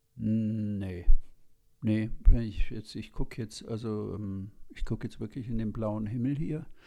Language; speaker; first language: German; native; German